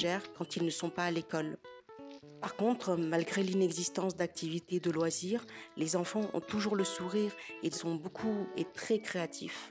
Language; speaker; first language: French; early bilingual, other home language; Malagasy